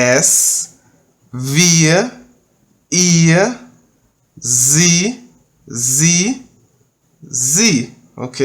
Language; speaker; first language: German; early bilingual, heritage; Portuguese